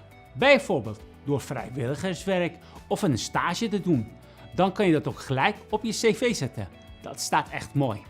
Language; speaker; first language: Dutch; non-native, fluent; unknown